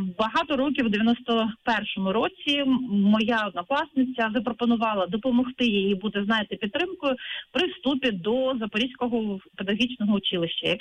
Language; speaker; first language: Ukrainian; non-native, local second language; Russian